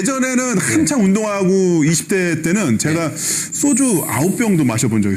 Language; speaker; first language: Korean; native; Korean